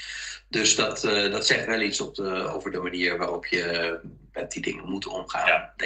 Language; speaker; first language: Dutch; native; Dutch